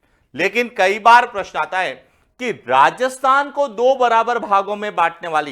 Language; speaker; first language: Hindi; native; Hindi